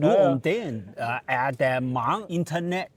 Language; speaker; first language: Danish; non-native, learner; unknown